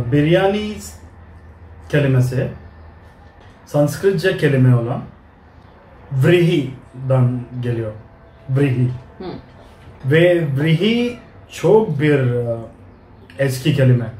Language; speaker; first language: Turkish; non-native, learner; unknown